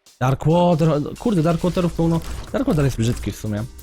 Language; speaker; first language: Polish; native; Polish